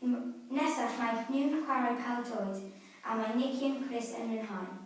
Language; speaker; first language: Welsh; non-native, learner; English